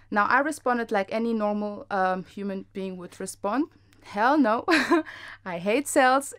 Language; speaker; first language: English; non-native, fluent; German